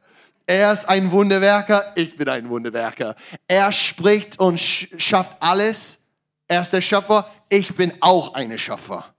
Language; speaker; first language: German; non-native, learner; English